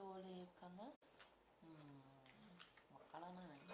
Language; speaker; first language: Japanese; non-native, learner; Chinese